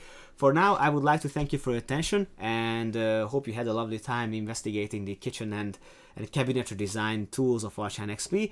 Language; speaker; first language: English; non-native, fluent; Hungarian